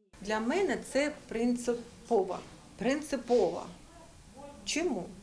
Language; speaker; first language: Ukrainian; non-native, learner; Russian